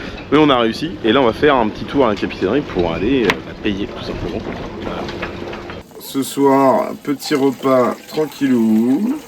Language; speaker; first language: French; native; French